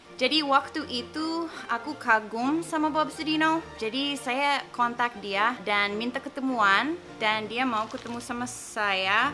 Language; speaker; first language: Indonesian; non-native, fluent; English